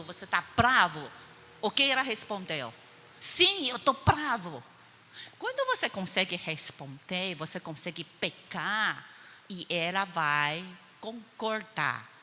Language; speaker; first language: Portuguese; non-native, fluent; Chinese